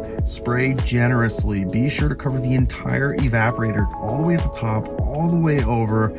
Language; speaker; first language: English; native; English